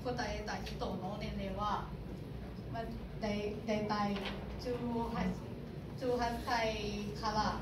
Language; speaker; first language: Japanese; non-native, learner; Thai